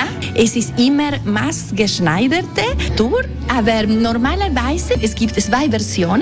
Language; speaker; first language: German; non-native, local second language; Italian